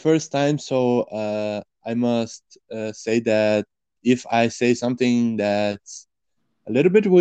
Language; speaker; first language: English; non-native, fluent; Portuguese